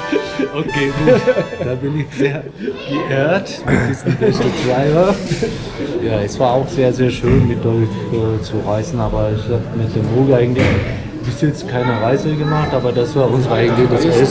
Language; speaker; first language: German; non-native, fluent; Mongolian